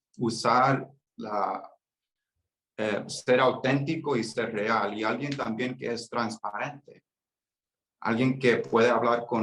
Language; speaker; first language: Spanish; early bilingual, heritage; Spanish